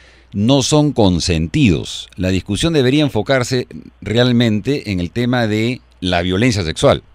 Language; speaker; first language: Spanish; native; Spanish